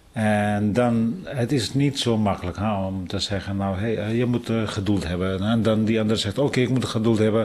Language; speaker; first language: Dutch; non-native, fluent; Tibetan